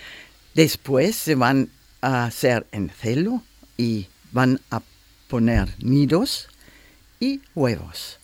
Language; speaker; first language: Spanish; non-native, learner; German